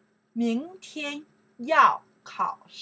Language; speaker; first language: Chinese; non-native, learner; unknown